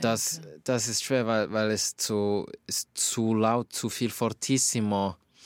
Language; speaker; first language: German; non-native, fluent; Finnish